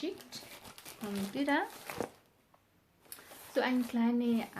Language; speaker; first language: German; non-native, learner; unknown